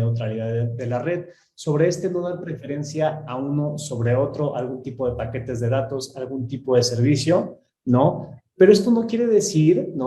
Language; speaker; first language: Spanish; native; Spanish